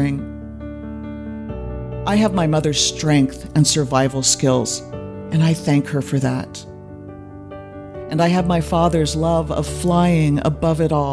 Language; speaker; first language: English; native; English